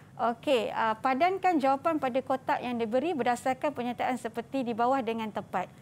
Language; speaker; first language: Malay; native; Malay